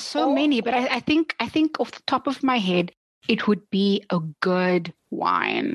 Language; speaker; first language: English; non-native, local second language; Afrikaans